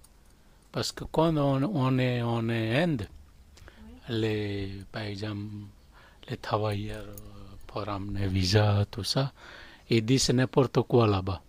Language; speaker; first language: French; non-native, learner; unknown